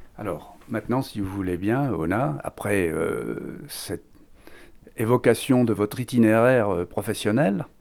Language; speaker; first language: French; native; French